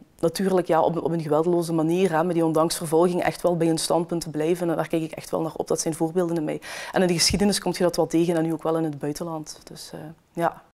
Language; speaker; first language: Dutch; native; Dutch